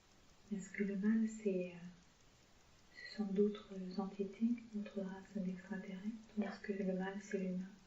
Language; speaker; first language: French; native; French